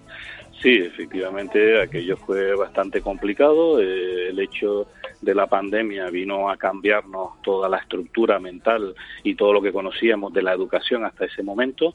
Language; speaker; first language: Spanish; native; Spanish